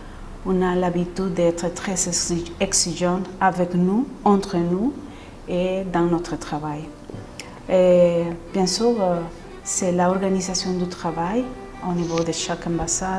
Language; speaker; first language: French; non-native, fluent; Spanish